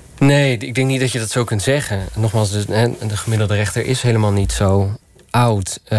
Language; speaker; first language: Dutch; early bilingual, other home language; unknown